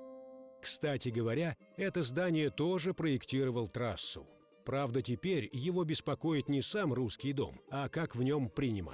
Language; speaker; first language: Russian; native; Russian